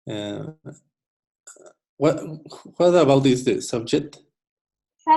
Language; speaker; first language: English; non-native, learner; Spanish